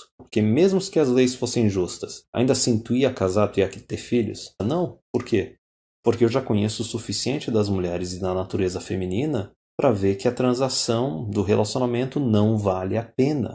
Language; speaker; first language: Portuguese; native; Portuguese